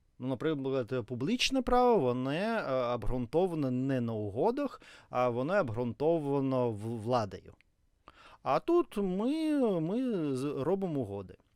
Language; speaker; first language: Ukrainian; non-native, local second language; Russian